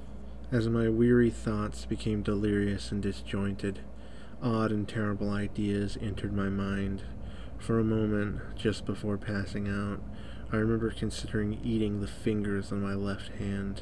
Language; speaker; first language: English; native; English